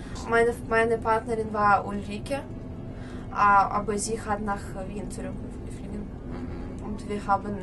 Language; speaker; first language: German; non-native, learner; Russian